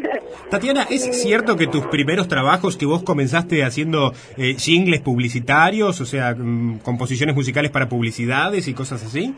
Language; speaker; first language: Spanish; native; Spanish